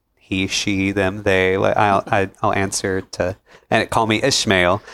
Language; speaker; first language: English; native; English